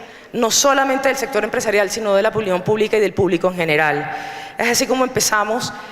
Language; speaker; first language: Spanish; native; Spanish